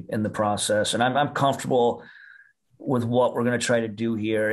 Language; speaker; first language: English; native; English